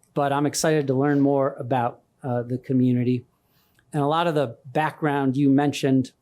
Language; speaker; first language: English; native; English